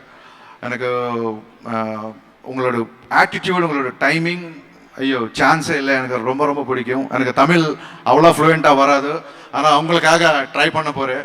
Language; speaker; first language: Tamil; non-native, learner; Telugu